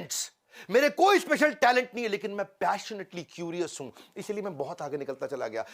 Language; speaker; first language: Hindi; native; Hindi